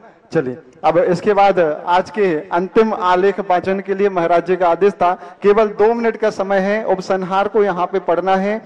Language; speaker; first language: Hindi; native; Hindi